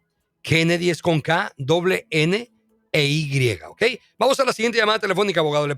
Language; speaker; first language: Spanish; native; Spanish